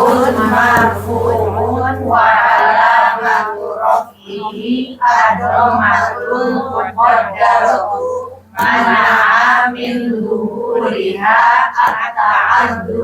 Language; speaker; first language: Arabic; non-native, learner; Indonesian